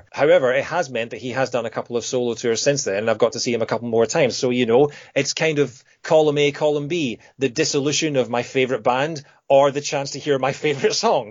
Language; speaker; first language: English; native; English